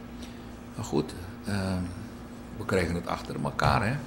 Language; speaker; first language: Dutch; native; Dutch